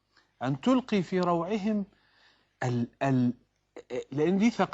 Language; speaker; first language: Arabic; native; Arabic